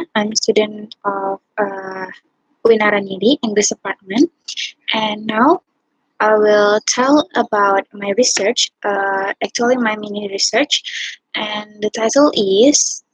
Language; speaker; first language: English; non-native, learner; Indonesian